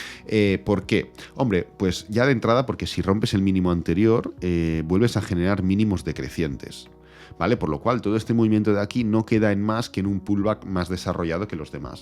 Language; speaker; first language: Spanish; native; Spanish